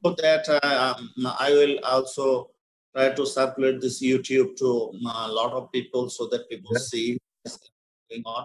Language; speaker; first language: English; non-native, local second language; Bangla